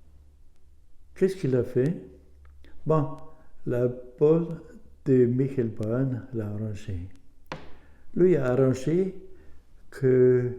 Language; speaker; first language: French; non-native, learner; German